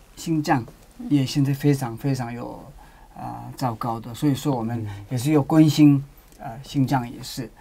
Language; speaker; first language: Chinese; non-native, learner; Tibetan